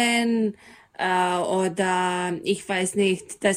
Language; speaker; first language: German; non-native, learner; Serbian